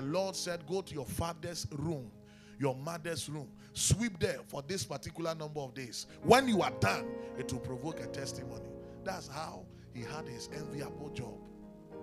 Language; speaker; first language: English; non-native, local second language; Akan